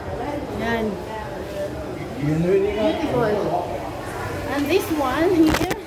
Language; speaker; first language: English; non-native, local second language; Filipino